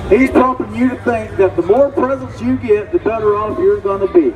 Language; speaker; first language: English; native; English